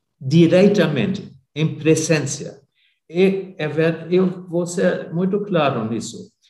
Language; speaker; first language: Portuguese; non-native, fluent; German